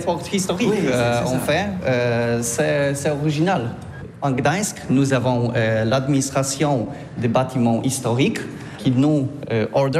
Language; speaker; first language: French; non-native, learner; Polish